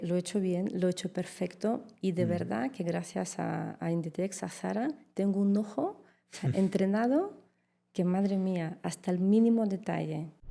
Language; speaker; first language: Spanish; early bilingual, heritage; Russian